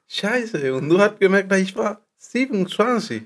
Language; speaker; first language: German; non-native, learner; Spanish